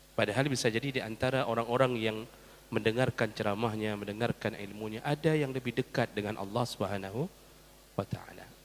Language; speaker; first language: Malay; non-native, local second language; Achinese